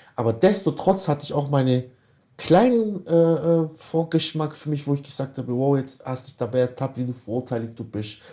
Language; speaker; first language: German; early bilingual, other home language; Kurdish